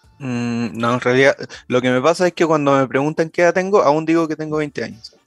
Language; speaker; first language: Spanish; native; Spanish